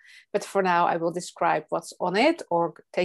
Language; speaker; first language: English; non-native, fluent; Dutch